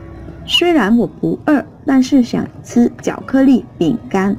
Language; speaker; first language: Chinese; non-native, fluent; Vietnamese